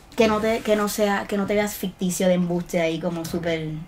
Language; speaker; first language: Spanish; native; Spanish